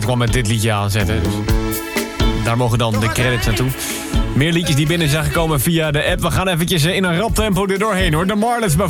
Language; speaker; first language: Dutch; native; Dutch